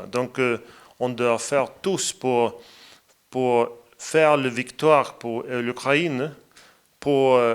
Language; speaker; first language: French; non-native, fluent; Latvian